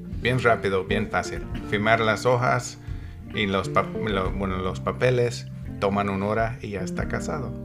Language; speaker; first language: Spanish; non-native, learner; English